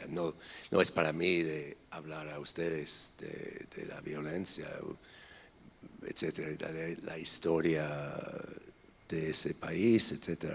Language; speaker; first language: Spanish; non-native, fluent; English